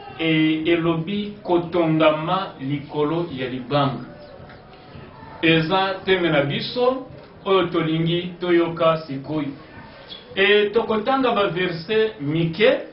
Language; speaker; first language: Lingala; non-native, local second language; Swahili